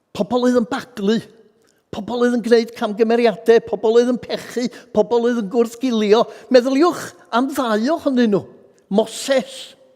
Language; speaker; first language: Welsh; native; Welsh